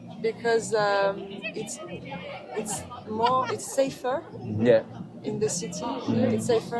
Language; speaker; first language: English; non-native, fluent; French